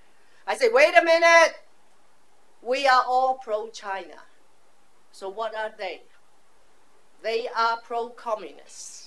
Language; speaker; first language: English; non-native, local second language; Cantonese